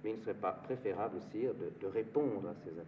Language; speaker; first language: French; native; French